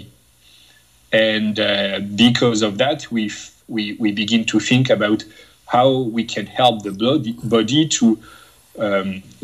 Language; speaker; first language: English; non-native, fluent; French